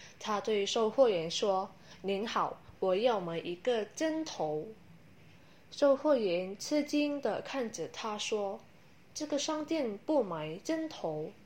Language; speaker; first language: Chinese; non-native, learner; Indonesian